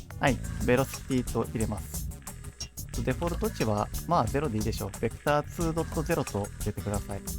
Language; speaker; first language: Japanese; native; Japanese